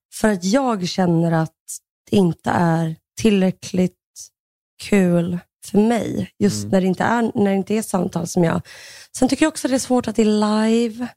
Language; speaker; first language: Swedish; early bilingual, other home language; Russian